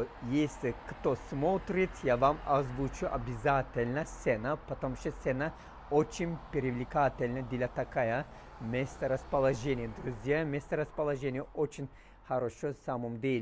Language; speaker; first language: Russian; non-native, learner; Turkish